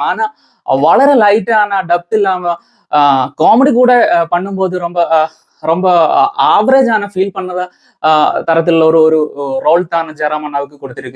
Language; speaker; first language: Tamil; non-native, learner; Malayalam